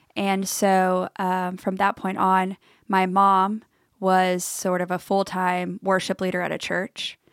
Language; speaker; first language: English; native; English